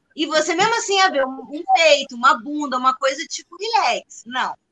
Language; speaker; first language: Portuguese; non-native, fluent; English